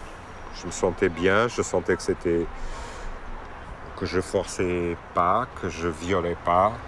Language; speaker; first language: French; non-native, fluent; Portuguese